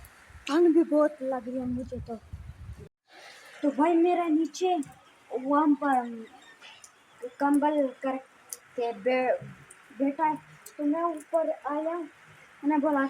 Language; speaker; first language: Hindi; non-native, local second language; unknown